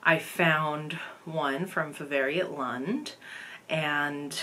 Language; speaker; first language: English; native; English